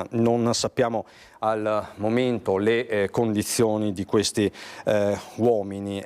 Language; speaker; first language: Italian; native; Italian